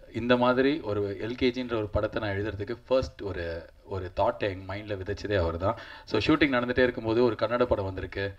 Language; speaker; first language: Tamil; native; Tamil